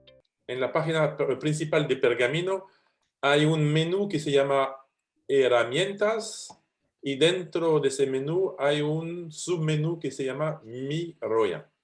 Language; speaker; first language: Spanish; non-native, fluent; French